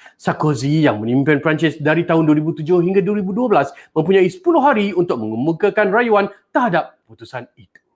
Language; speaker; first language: Malay; native; Malay